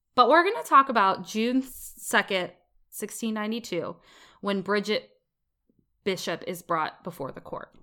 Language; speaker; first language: English; native; English